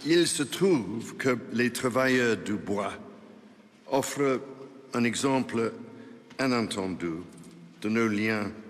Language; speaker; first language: French; non-native, fluent; English